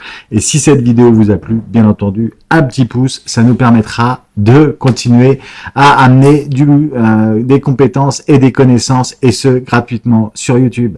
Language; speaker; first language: French; native; French